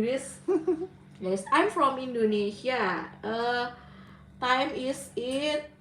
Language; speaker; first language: English; non-native, learner; Indonesian